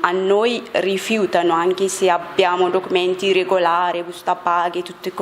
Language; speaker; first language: Italian; non-native, learner; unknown